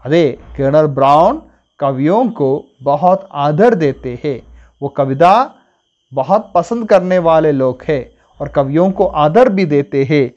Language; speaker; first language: Hindi; non-native, local second language; Malayalam